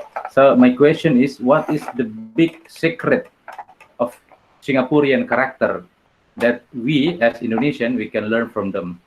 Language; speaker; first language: English; non-native, learner; Indonesian